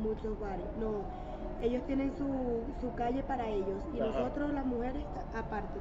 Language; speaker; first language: Spanish; native; Spanish